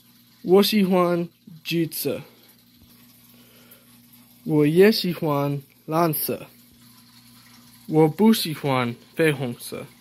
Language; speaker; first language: Chinese; non-native, learner; English